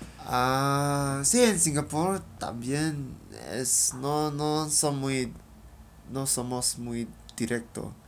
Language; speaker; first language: Spanish; non-native, learner; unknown